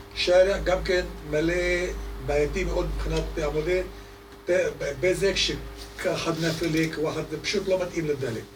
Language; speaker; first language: Arabic; native; Arabic